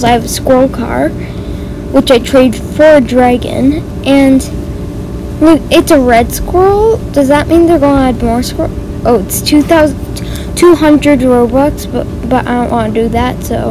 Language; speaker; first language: English; native; English